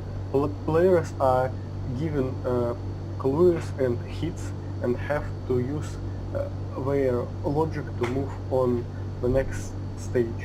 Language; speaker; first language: English; non-native, learner; Russian